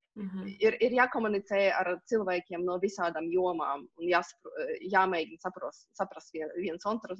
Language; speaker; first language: Latvian; non-native, local second language; Russian